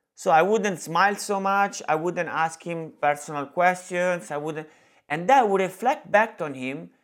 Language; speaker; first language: English; non-native, fluent; Italian